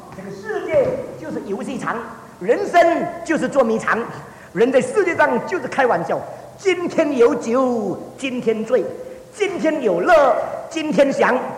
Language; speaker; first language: Chinese; early bilingual, heritage; Chinese